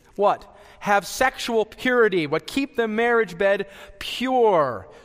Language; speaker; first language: English; native; English